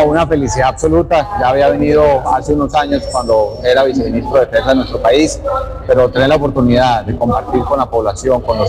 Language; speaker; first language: Spanish; native; Spanish